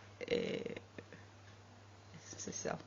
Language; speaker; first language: French; non-native, learner; Armenian